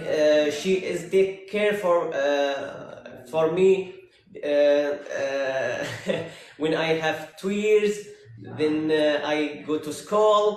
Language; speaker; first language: English; non-native, learner; Arabic